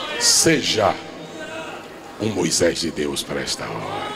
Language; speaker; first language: Portuguese; native; Portuguese